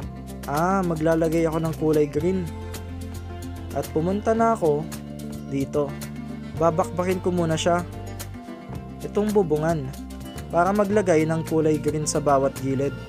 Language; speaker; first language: Filipino; native; Filipino